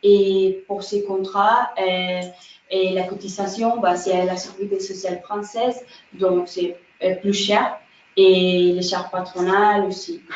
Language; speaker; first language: French; non-native, fluent; Spanish